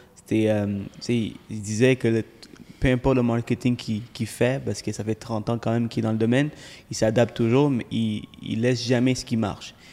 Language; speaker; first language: French; native; French